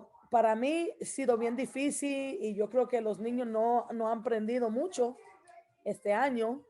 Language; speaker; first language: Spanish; early bilingual, heritage; Spanish